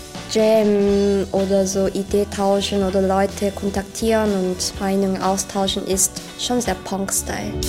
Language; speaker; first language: German; non-native, fluent; Korean